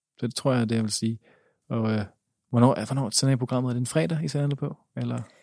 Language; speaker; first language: Danish; native; Danish